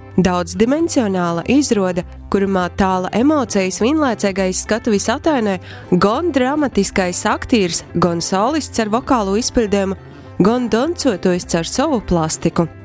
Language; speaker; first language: Latvian; native; Latvian